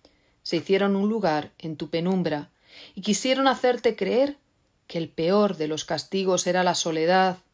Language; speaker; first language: Spanish; native; Spanish